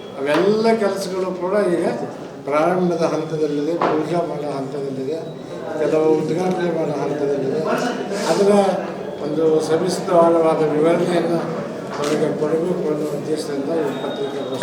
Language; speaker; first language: Kannada; non-native, local second language; Lambadi